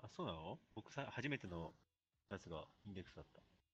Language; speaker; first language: Japanese; native; Japanese